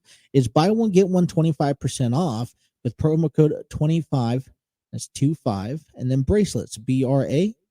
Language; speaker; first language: English; native; English